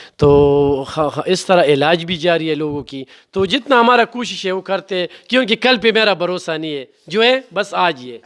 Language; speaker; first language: Urdu; non-native, local second language; Pashto